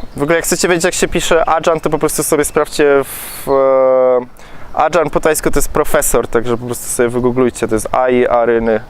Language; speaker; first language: Polish; native; Polish